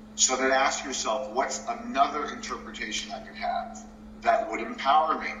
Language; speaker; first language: English; early bilingual, other home language; Spanish